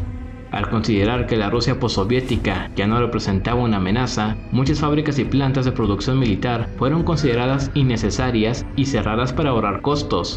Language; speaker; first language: Spanish; native; Spanish